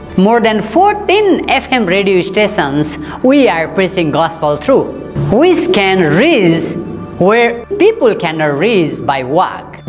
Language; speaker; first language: English; non-native, local second language; Nepali